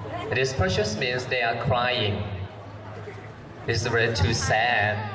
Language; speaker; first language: English; non-native, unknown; Thai